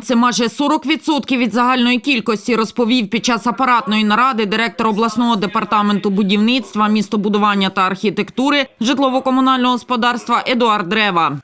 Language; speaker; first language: Ukrainian; native; Ukrainian